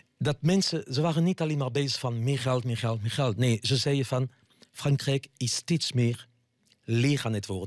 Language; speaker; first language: Dutch; non-native, fluent; French